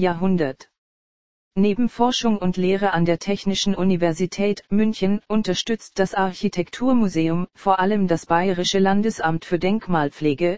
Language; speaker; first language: German; native; German